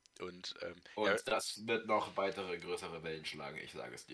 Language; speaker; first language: German; native; German